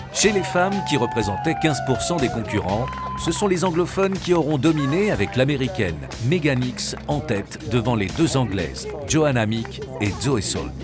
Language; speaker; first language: French; native; French